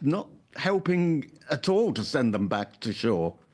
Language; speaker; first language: English; native; English